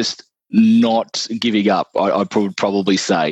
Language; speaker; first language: English; native; English